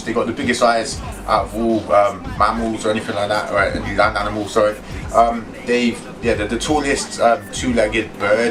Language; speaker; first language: English; native; English